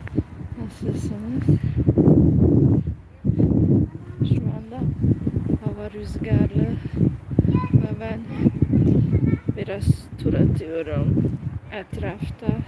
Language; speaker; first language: Turkish; non-native, fluent; Hungarian